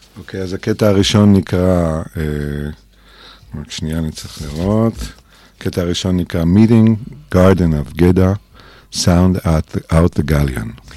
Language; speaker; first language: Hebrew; early bilingual, other home language; English